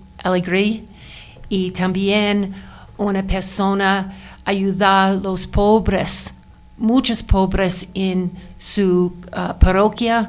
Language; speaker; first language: Spanish; non-native, learner; English